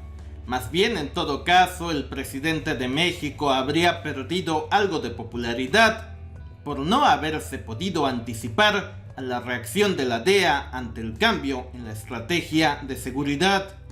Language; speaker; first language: Spanish; native; Spanish